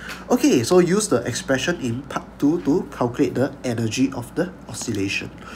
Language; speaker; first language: English; non-native, local second language; Chinese